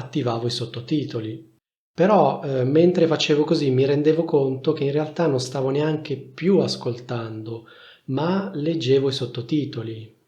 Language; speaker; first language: Italian; native; Italian